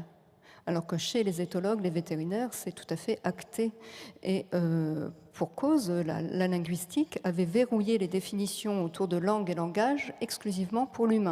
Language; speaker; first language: French; native; French